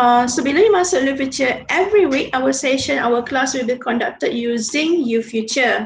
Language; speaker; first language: English; non-native, local second language; Malay